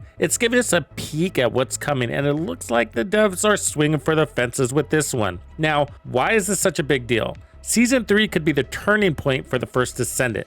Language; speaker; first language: English; native; English